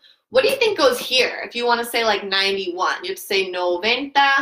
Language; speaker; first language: English; native; English